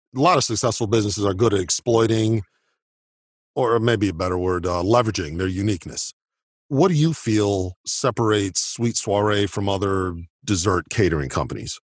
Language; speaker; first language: English; native; English